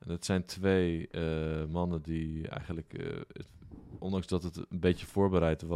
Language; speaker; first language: Dutch; native; Dutch